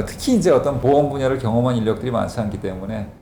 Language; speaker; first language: Korean; native; Korean